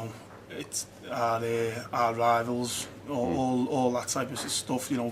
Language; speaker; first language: English; native; English